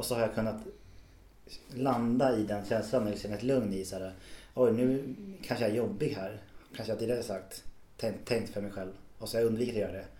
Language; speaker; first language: Swedish; native; Swedish